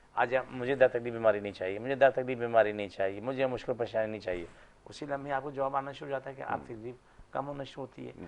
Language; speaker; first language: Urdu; non-native, local second language; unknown